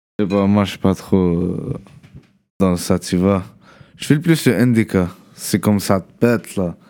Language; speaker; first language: French; early bilingual, other home language; Arabic